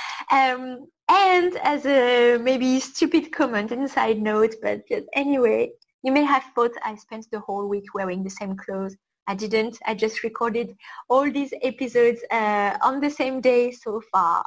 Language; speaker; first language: English; non-native, fluent; French